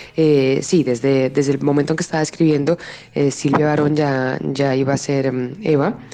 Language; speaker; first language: Spanish; native; Spanish